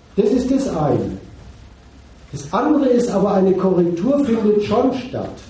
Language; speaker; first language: German; native; German